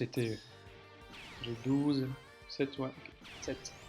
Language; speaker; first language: French; native; French